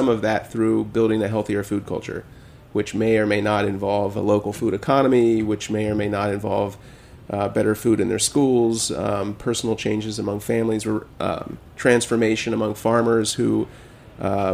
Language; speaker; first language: English; native; English